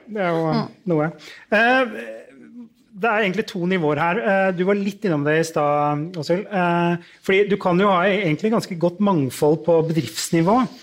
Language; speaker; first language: Norwegian; native; Norwegian